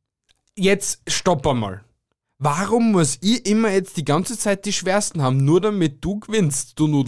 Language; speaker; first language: German; native; German